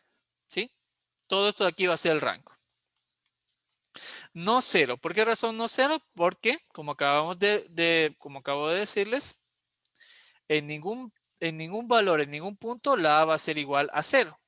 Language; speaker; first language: Spanish; native; Spanish